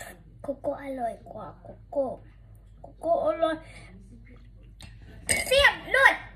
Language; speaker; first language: Thai; early bilingual, heritage; Swedish